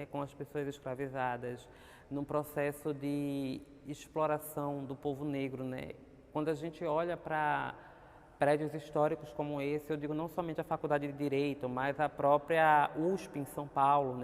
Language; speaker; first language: Portuguese; native; Portuguese